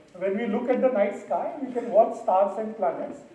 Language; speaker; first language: English; non-native, local second language; Marathi